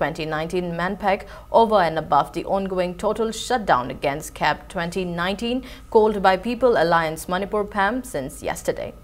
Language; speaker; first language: English; non-native, local second language; Manipuri